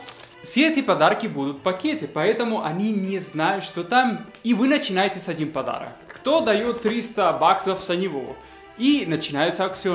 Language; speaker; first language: Russian; non-native, fluent; Spanish